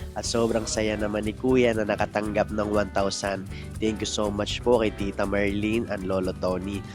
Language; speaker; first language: Filipino; non-native, local second language; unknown